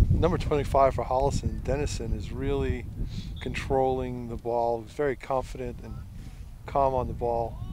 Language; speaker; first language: English; native; English